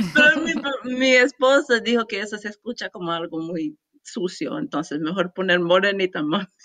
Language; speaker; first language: Spanish; non-native, learner; English